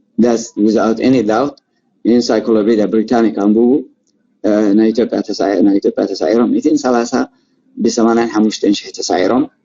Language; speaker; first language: Tigrinya; non-native, local second language; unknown